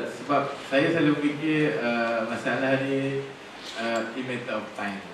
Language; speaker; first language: Malay; native; Malay